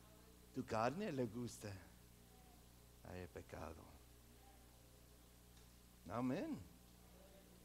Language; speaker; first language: Spanish; non-native, local second language; English